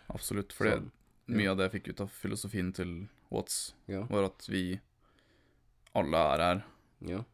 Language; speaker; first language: Norwegian; early bilingual, other home language; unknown